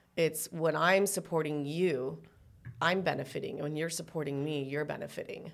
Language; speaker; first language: English; early bilingual, other home language; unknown